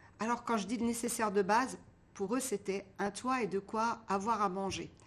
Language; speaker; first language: French; early bilingual, other home language; Portuguese